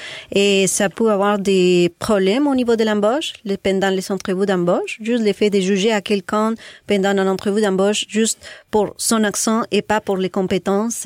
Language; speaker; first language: French; non-native, fluent; Spanish